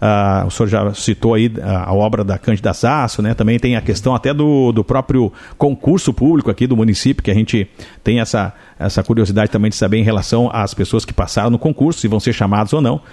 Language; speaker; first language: Portuguese; native; Portuguese